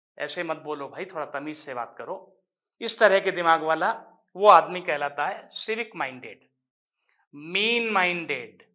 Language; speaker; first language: Hindi; native; Hindi